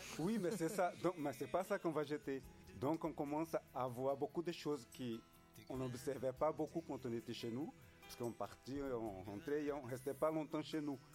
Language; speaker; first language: French; non-native, fluent; Portuguese